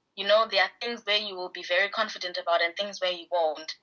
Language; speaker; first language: English; non-native, local second language; Shona